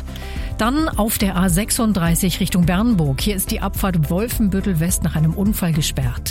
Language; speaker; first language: German; native; German